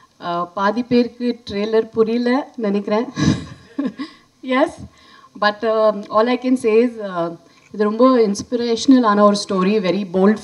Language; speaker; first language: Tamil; non-native, fluent; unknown